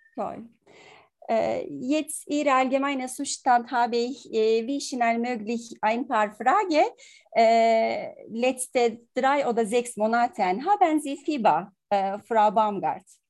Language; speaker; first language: German; non-native, learner; Turkish